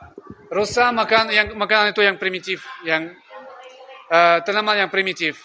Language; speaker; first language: Indonesian; non-native, learner; Russian